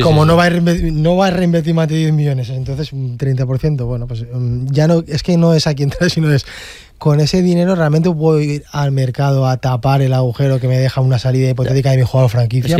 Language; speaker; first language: Spanish; native; Spanish